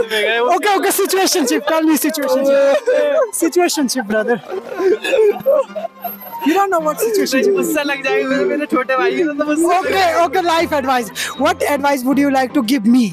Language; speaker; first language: English; non-native, learner; Hindi